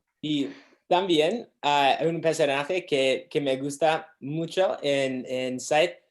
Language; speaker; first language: Spanish; non-native, learner; English